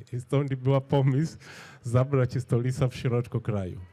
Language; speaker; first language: Polish; non-native, fluent; Swahili